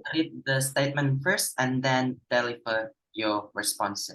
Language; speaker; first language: English; non-native, fluent; Indonesian